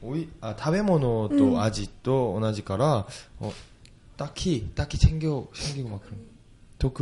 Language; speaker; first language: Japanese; non-native, learner; Korean